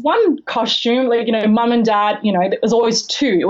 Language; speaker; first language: English; native; English